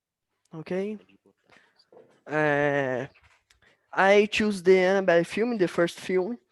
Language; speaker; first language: English; non-native, learner; Portuguese